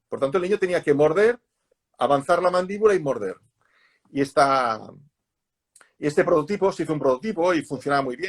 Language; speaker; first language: Spanish; native; Spanish